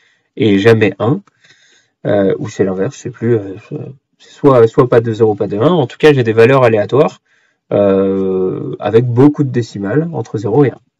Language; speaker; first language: French; native; French